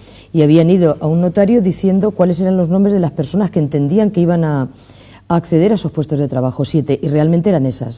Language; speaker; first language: Spanish; native; Spanish